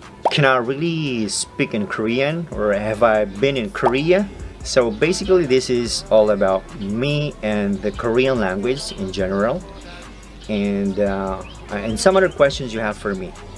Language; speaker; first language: English; non-native, local second language; Filipino